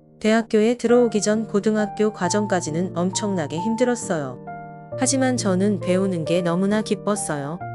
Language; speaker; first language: Korean; non-native, fluent; Vietnamese